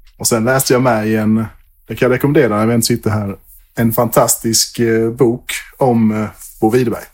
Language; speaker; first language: Swedish; native; Swedish